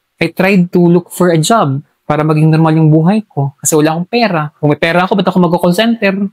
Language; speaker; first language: Filipino; non-native, local second language; Hiligaynon